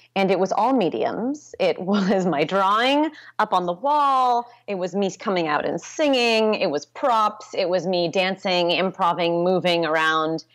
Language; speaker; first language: English; native; English